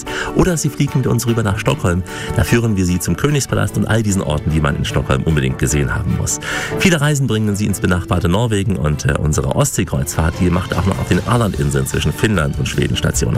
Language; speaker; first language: German; native; German